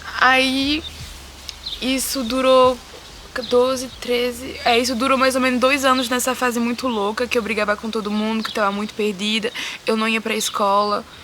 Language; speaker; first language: Portuguese; early bilingual, heritage; Portuguese